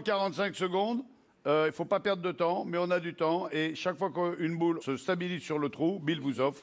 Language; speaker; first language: French; native; French